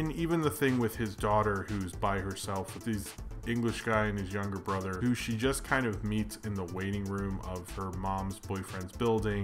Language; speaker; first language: English; native; English